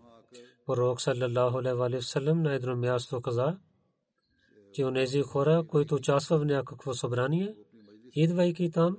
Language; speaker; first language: Bulgarian; non-native, learner; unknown